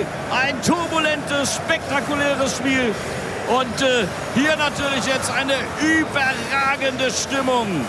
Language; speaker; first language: German; native; German